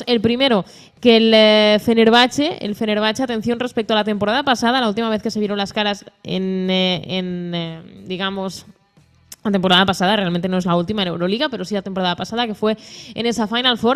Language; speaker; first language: Spanish; native; Spanish